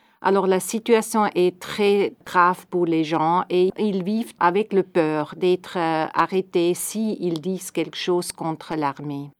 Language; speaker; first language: French; non-native, fluent; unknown